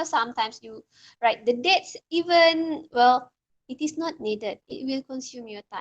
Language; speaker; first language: English; non-native, local second language; Malay